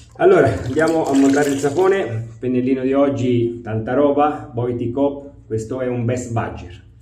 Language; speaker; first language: Italian; native; Italian